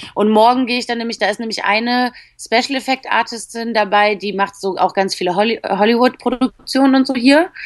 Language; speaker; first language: German; early bilingual, other home language; Polish